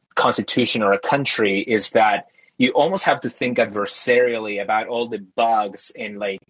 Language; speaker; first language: English; early bilingual, other home language; Spanish